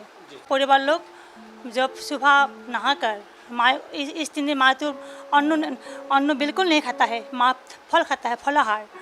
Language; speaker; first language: Hindi; non-native, local second language; Assamese